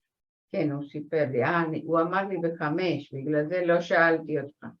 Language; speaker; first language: Hebrew; non-native, fluent; Spanish